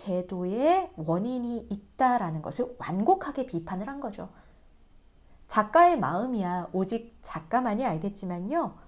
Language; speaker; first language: Korean; native; Korean